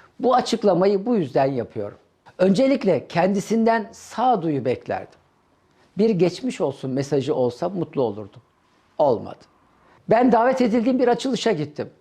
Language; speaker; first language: Turkish; native; Turkish